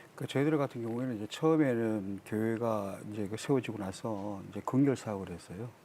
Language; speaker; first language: Korean; native; Korean